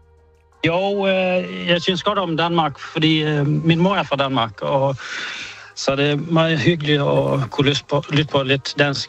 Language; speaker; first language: Danish; early bilingual, heritage; Danish